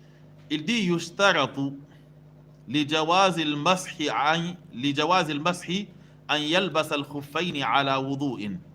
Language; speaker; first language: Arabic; non-native, fluent; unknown